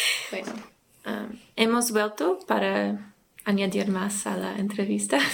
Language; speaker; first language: Spanish; non-native, learner; English